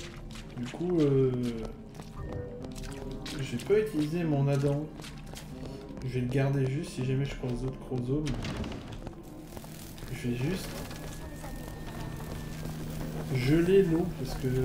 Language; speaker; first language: French; native; French